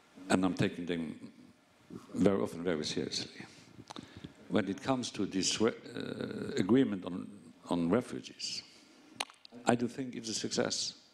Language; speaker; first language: English; non-native, fluent; Luxembourgish